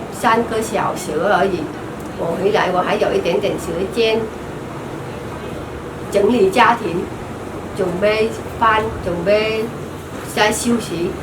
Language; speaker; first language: Chinese; non-native, learner; Vietnamese